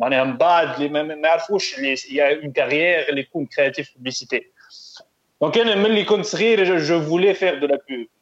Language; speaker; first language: French; non-native, local second language; Arabic